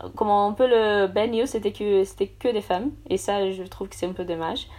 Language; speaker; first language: French; non-native, fluent; Portuguese